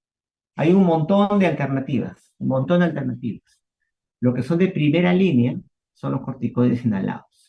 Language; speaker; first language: Spanish; native; Spanish